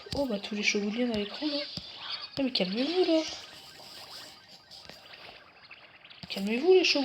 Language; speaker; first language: French; native; French